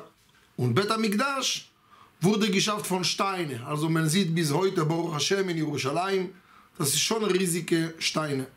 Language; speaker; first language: German; non-native, fluent; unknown